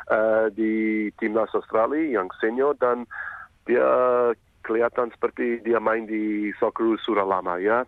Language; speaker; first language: Indonesian; non-native, fluent; English